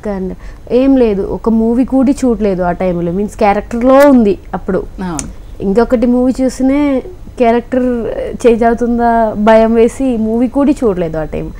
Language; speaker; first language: Telugu; non-native, learner; Malayalam